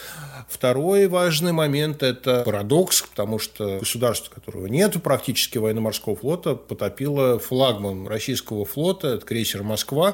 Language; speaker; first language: Russian; native; Russian